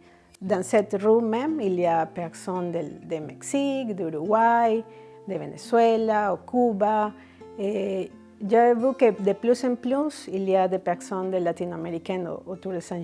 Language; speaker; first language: French; non-native, fluent; Spanish